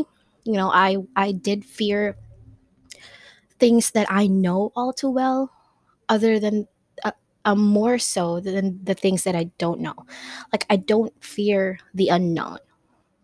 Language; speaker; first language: English; non-native, local second language; Filipino